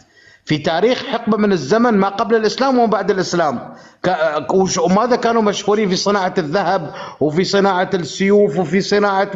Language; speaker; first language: Arabic; native; Arabic